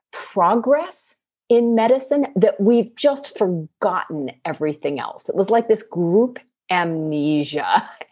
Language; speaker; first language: English; native; English